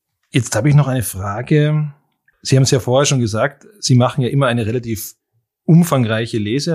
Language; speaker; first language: German; native; German